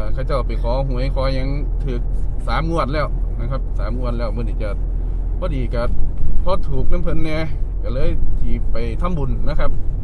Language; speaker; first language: Thai; native; Thai